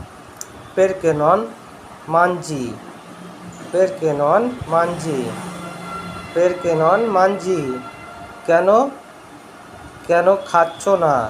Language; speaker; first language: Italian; non-native, learner; Bangla